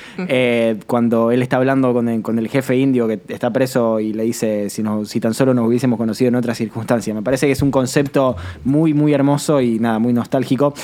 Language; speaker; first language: Spanish; native; Spanish